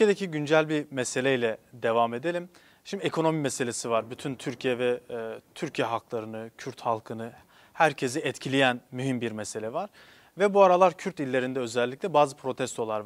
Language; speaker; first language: Turkish; non-native, local second language; Kurdish